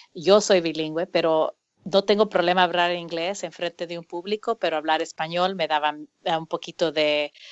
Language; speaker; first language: Spanish; early bilingual, heritage; Spanish